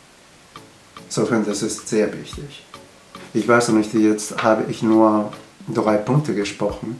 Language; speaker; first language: German; non-native, learner; Japanese